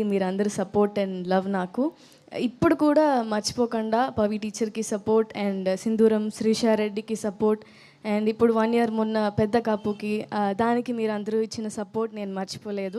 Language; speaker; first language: Telugu; non-native, learner; Tamil